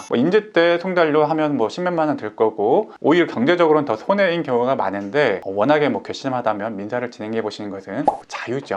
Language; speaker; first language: Korean; native; Korean